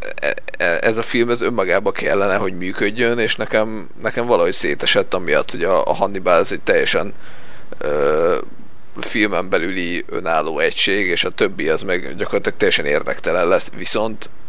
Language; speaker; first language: Hungarian; native; Hungarian